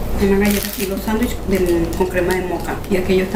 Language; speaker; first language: Spanish; native; Spanish